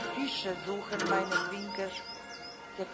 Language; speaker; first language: German; non-native, fluent; Croatian